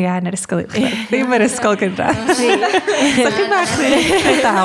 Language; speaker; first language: Welsh; native; Welsh